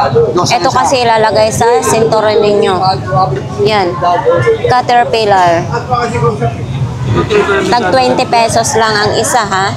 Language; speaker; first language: Filipino; native; Filipino